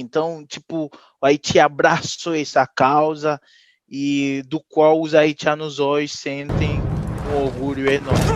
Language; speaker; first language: Portuguese; non-native, fluent; Haitian Creole